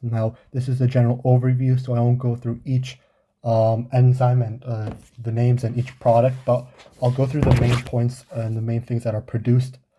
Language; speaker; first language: English; native; English